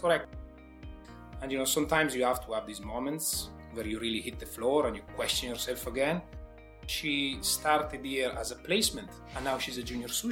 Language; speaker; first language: English; non-native, fluent; Italian